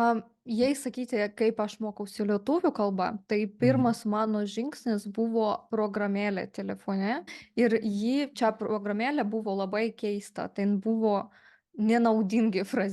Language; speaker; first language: Lithuanian; non-native, fluent; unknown